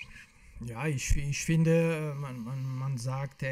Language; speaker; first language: German; non-native, fluent; French